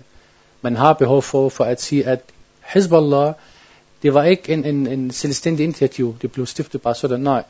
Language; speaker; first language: Danish; non-native, learner; Arabic